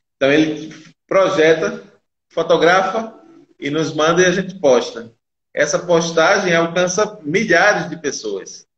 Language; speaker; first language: Portuguese; native; Portuguese